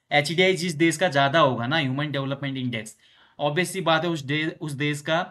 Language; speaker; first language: Hindi; native; Hindi